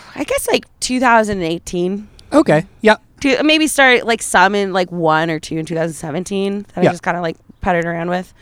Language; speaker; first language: English; native; English